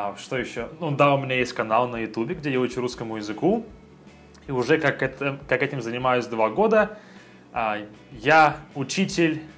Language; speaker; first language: Russian; native; Russian